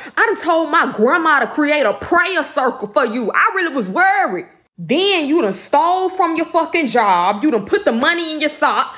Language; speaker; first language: English; native; English